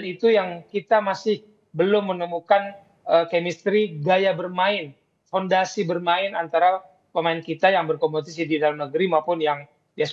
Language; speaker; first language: Indonesian; native; Indonesian